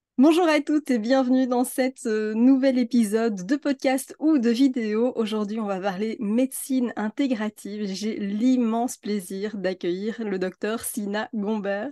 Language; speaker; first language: French; native; French